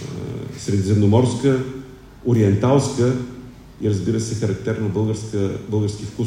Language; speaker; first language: Bulgarian; native; Bulgarian